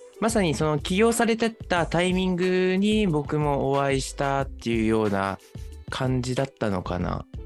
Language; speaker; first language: Japanese; native; Japanese